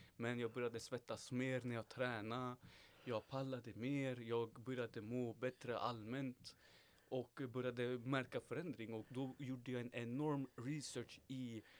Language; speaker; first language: Swedish; early bilingual, other home language; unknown